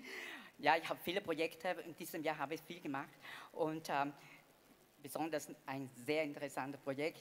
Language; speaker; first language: German; non-native, fluent; Vietnamese